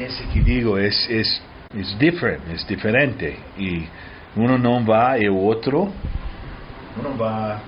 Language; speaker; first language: Spanish; early bilingual, heritage; Spanish